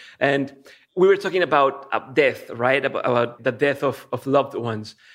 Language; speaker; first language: English; non-native, fluent; Spanish